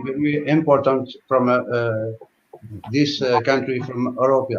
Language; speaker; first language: English; non-native, learner; French